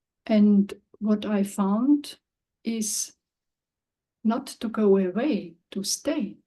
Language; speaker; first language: English; non-native, learner; German